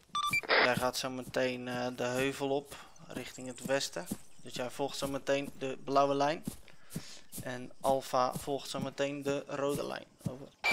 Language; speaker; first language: Dutch; native; Dutch